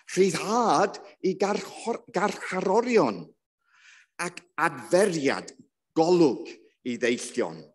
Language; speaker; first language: Welsh; non-native, local second language; English